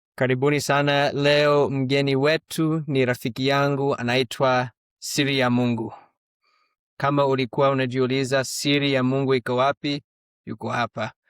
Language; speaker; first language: Swahili; non-native, fluent; English